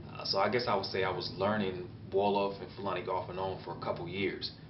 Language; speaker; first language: English; native; English